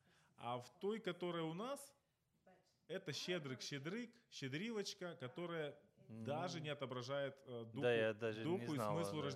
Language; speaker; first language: Russian; native; Russian